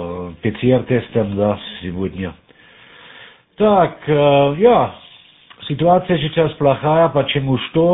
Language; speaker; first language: Russian; non-native, learner; German